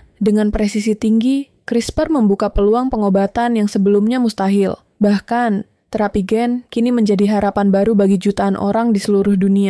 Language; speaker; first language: Indonesian; native; Indonesian